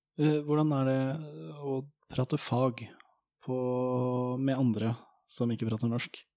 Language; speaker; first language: Norwegian; native; Norwegian